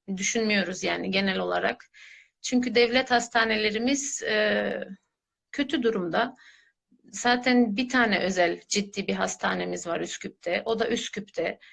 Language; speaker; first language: Turkish; native; Turkish